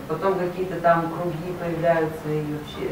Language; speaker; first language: Russian; native; Russian